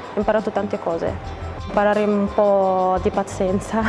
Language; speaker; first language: Italian; non-native, learner; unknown